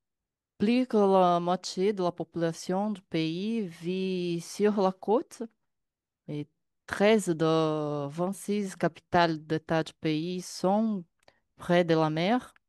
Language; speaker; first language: French; non-native, learner; Portuguese